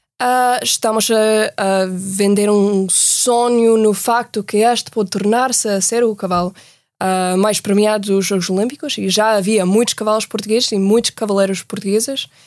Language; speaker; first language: Portuguese; non-native, fluent; English